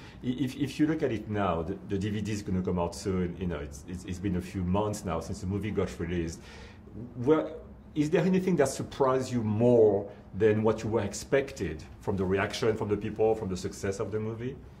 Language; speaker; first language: English; non-native, fluent; French